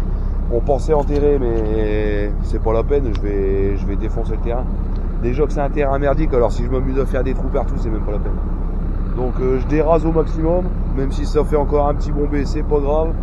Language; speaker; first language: French; native; French